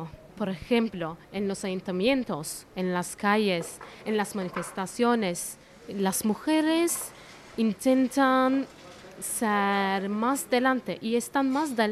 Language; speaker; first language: Spanish; non-native, fluent; Turkish